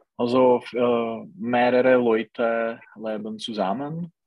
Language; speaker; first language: German; non-native, learner; Czech